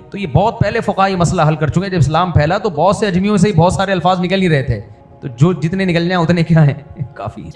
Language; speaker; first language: Urdu; native; Urdu